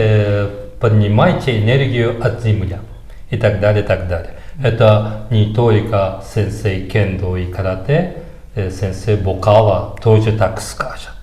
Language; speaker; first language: Russian; non-native, fluent; Japanese